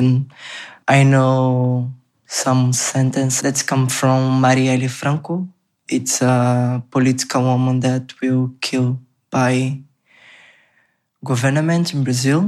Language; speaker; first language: English; non-native, learner; Portuguese